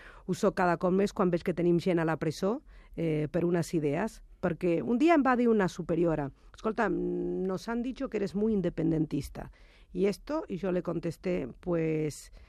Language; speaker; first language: Catalan; non-native, fluent; Spanish